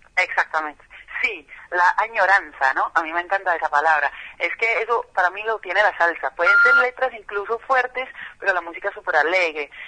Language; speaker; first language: Spanish; non-native, fluent; Dutch